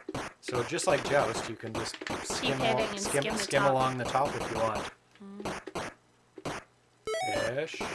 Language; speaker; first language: English; native; English